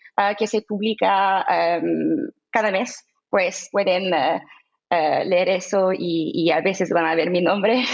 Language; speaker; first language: Spanish; non-native, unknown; English